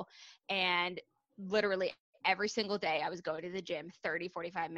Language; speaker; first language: English; native; English